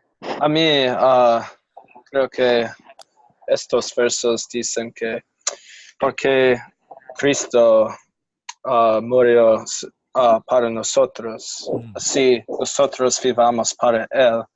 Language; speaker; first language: Spanish; non-native, learner; English